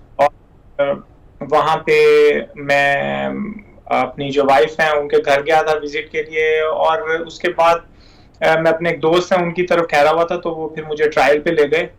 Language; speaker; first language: Urdu; non-native, local second language; Punjabi